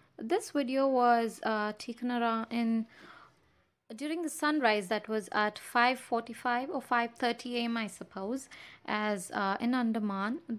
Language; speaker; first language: English; non-native, local second language; Kannada